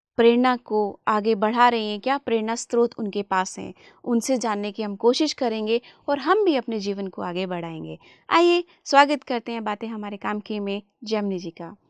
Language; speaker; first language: Hindi; native; Hindi